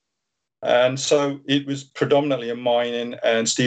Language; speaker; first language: English; native; English